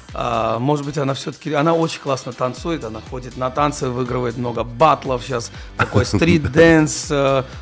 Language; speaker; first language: Russian; non-native, fluent; Georgian